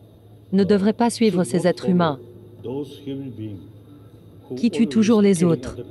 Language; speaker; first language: French; non-native, learner; Tibetan